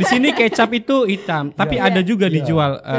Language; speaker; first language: Indonesian; non-native, learner; Turkish